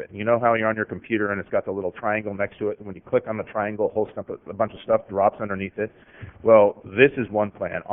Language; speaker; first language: English; native; English